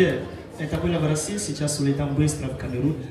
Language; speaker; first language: Russian; non-native, fluent; French